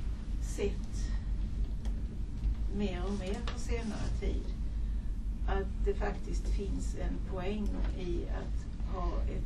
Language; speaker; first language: Swedish; native; Swedish